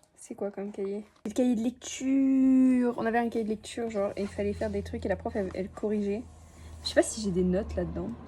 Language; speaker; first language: French; native; French